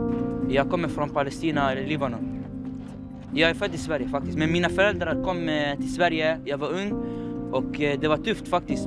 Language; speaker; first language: Swedish; early bilingual, other home language; Arabic